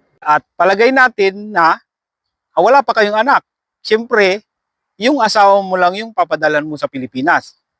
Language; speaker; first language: Filipino; native; Filipino